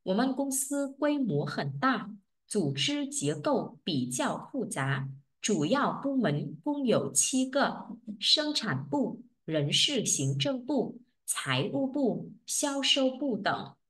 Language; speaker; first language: Chinese; non-native, fluent; Vietnamese